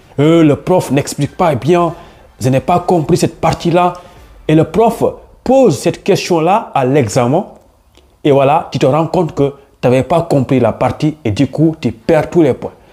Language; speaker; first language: French; non-native, local second language; Wolof